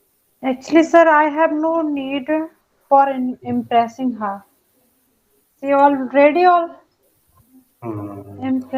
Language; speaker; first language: English; non-native, learner; Hindi